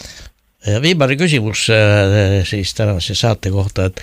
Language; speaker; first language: Estonian; native; Estonian